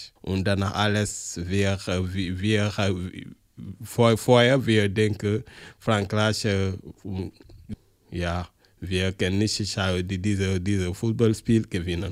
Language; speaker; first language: German; non-native, learner; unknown